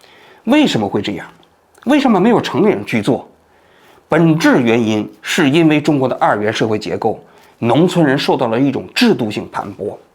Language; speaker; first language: Chinese; native; Chinese